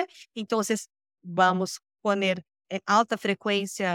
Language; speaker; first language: Spanish; non-native, learner; Portuguese